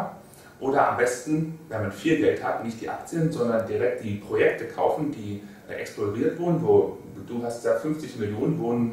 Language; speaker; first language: German; native; German